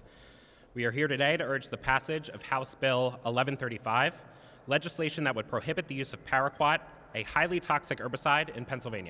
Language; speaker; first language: English; native; English